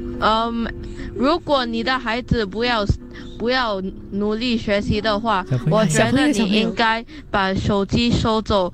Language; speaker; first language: Chinese; non-native, local second language; English